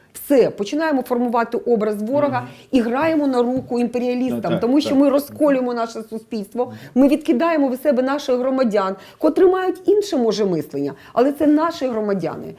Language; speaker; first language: Ukrainian; native; Ukrainian